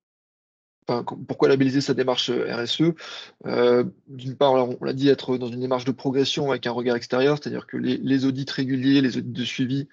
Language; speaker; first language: French; native; French